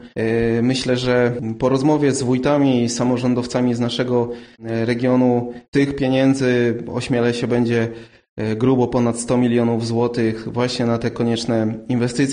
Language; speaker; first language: Polish; native; Polish